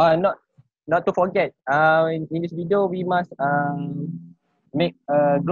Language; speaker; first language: English; non-native, local second language; Malay